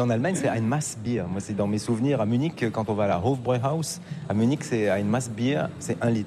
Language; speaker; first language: French; native; French